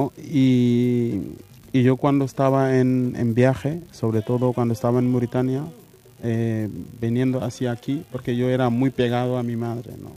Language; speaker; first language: Spanish; non-native, fluent; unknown